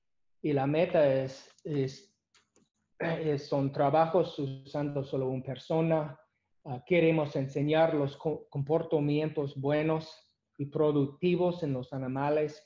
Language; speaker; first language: Spanish; non-native, learner; English